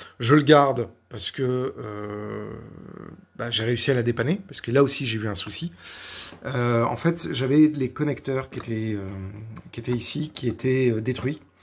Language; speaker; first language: French; native; French